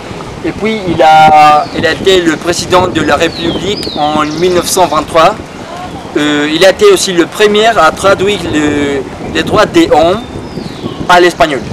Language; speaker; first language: French; non-native, fluent; Spanish